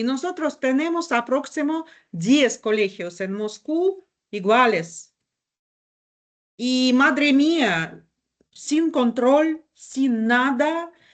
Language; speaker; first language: Spanish; non-native, learner; Russian